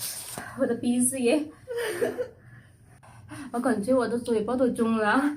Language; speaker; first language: Chinese; non-native, learner; Urdu